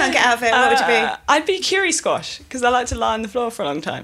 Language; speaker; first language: English; native; English